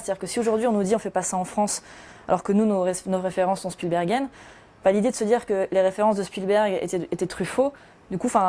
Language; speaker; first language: French; native; French